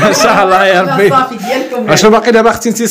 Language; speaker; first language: Arabic; native; Arabic